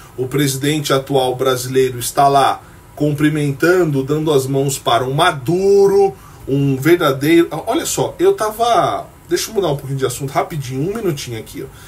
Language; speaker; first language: Portuguese; native; Portuguese